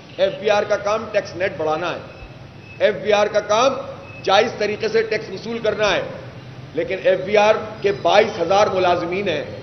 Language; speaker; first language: Urdu; native; Urdu